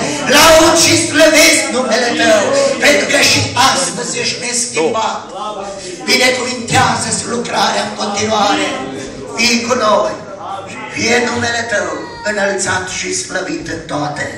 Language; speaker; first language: Romanian; native; Romanian